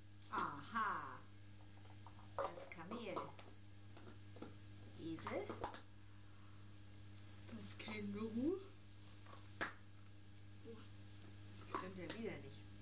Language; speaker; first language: German; native; German